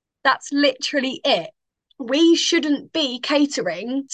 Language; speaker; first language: English; native; English